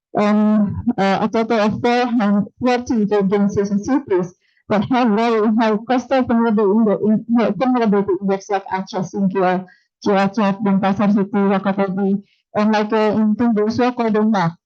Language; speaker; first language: English; non-native, fluent; Indonesian